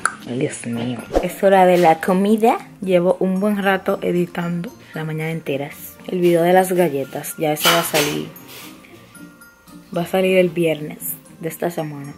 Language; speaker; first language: Spanish; native; Spanish